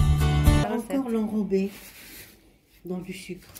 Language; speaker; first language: French; non-native, local second language; Arabic